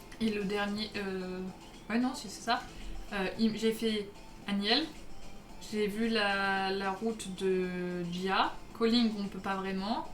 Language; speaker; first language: French; native; French